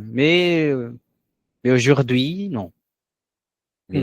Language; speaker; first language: French; non-native, learner; Portuguese